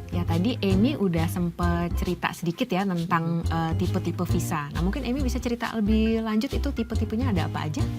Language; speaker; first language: Indonesian; native; Indonesian